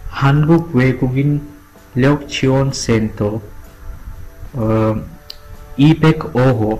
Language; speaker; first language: Korean; non-native, fluent; Sinhala